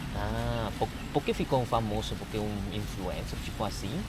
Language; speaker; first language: Portuguese; non-native, learner; Indonesian